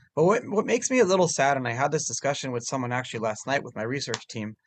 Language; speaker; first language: English; early bilingual, other home language; Hebrew